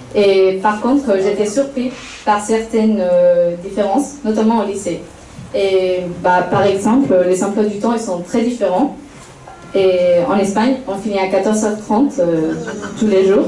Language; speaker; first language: French; non-native, fluent; Spanish